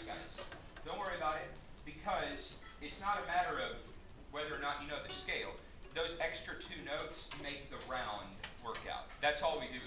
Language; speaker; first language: English; native; English